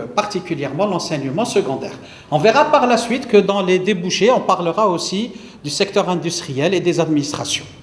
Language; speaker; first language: French; non-native, local second language; Arabic